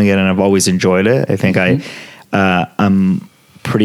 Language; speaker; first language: English; early bilingual, other home language; Italian